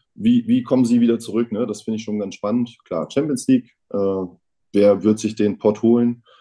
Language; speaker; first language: German; native; German